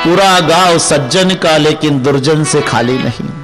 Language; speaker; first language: Hindi; non-native, local second language; Marathi